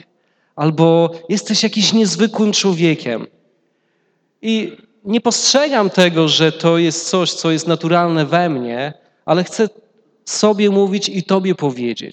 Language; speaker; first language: Polish; native; Polish